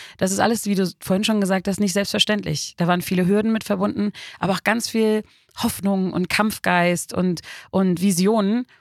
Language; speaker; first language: German; early bilingual, other home language; Turkish